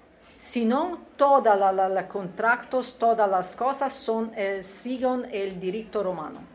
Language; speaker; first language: Spanish; non-native, learner; Italian